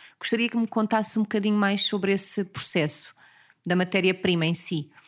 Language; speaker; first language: Portuguese; native; Portuguese